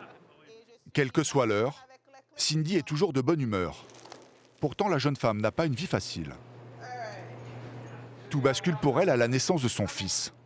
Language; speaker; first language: French; native; French